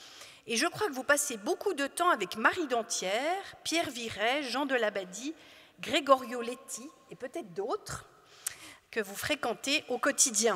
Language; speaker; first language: French; native; French